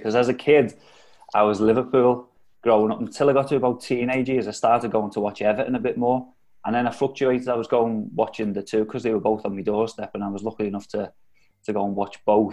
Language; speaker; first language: English; native; English